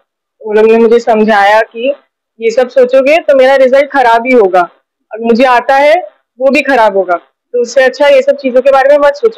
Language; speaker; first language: Hindi; native; Hindi